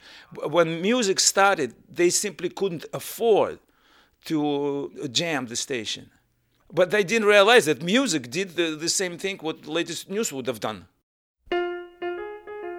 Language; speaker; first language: English; non-native, fluent; Russian